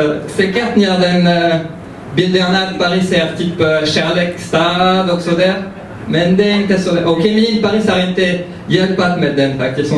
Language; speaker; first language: Swedish; early bilingual, heritage; French